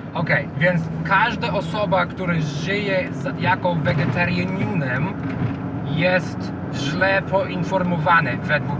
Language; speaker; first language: Polish; non-native, learner; English